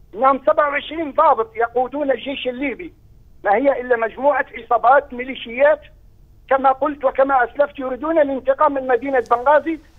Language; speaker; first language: Arabic; native; Arabic